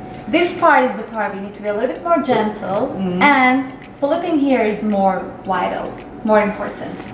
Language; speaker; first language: English; non-native, fluent; Turkish